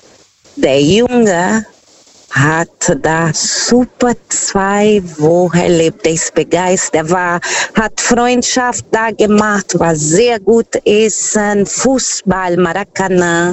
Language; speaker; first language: German; non-native, fluent; Portuguese